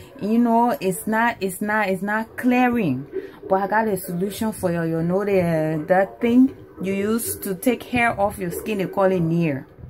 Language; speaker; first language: English; native; English